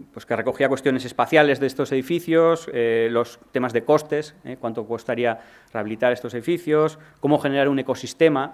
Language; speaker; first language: Spanish; native; Spanish